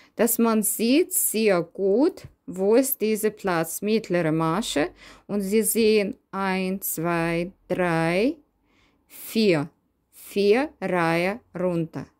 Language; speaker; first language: German; non-native, learner; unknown